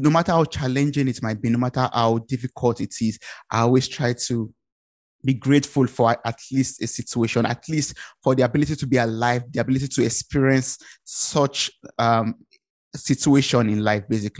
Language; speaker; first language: English; non-native, local second language; Yoruba